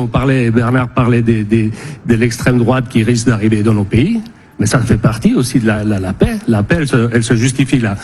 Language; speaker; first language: French; non-native, fluent; Spanish